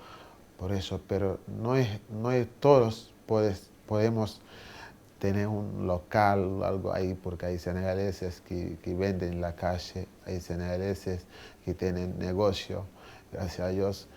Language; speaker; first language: Spanish; non-native, learner; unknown